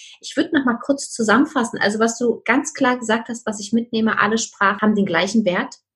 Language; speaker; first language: German; native; German